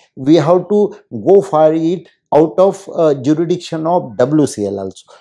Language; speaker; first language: English; non-native, local second language; Hindi